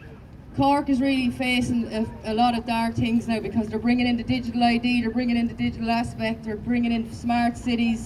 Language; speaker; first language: English; native; English